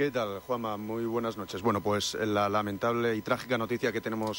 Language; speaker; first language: Spanish; native; Spanish